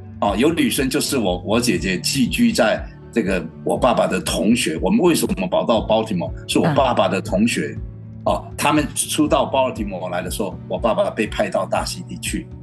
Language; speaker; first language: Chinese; native; Chinese